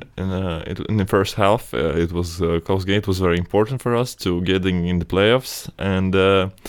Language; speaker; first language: English; non-native, fluent; Latvian